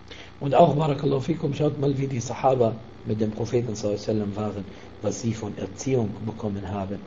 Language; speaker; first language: German; non-native, fluent; Arabic